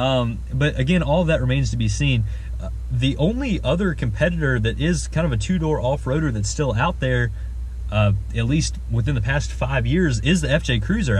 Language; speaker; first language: English; native; English